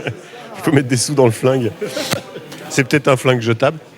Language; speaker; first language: French; native; French